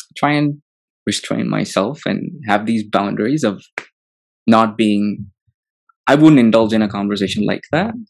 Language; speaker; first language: English; non-native, local second language; Telugu